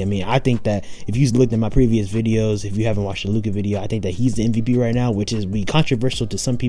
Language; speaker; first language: English; native; English